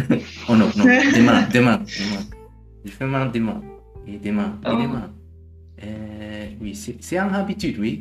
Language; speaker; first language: French; non-native, learner; German